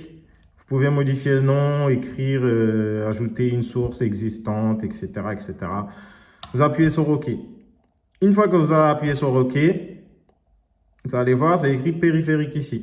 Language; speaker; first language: French; native; French